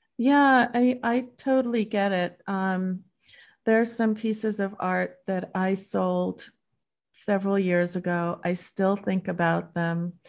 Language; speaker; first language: English; native; English